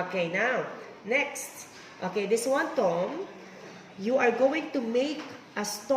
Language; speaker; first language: English; non-native, fluent; Vietnamese